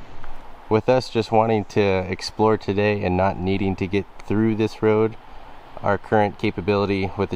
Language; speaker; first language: English; native; English